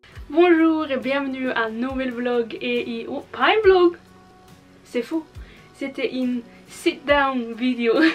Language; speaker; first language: French; non-native, learner; Norwegian